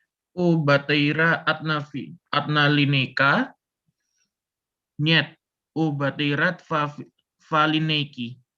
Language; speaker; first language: Russian; non-native, learner; Indonesian